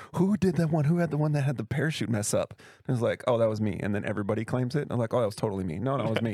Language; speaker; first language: English; native; English